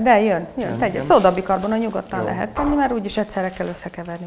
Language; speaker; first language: Hungarian; native; Hungarian